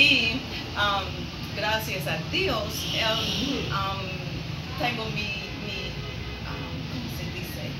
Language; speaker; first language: Spanish; non-native, learner; English